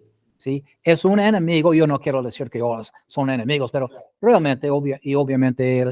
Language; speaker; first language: Spanish; non-native, fluent; English